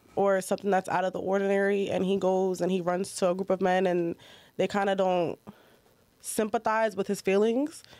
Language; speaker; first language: English; native; English